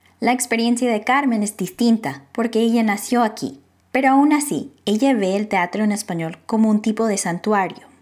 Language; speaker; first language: Spanish; non-native, fluent; English